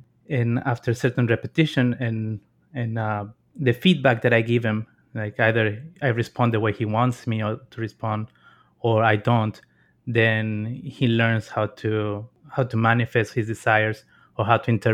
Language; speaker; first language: English; non-native, fluent; Spanish